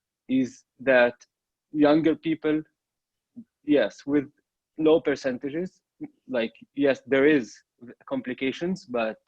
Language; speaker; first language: English; non-native, fluent; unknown